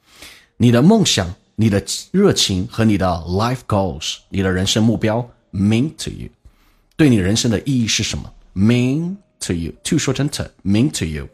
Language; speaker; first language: Chinese; native; Chinese